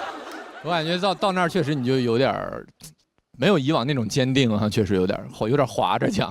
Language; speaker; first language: Chinese; native; Chinese